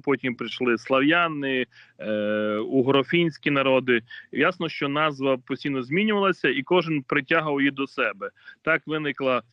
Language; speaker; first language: Ukrainian; native; Ukrainian